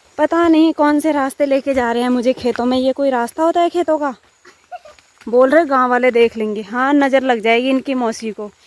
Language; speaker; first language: Hindi; non-native, local second language; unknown